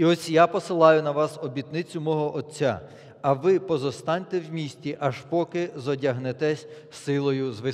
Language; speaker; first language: Polish; non-native, learner; Ukrainian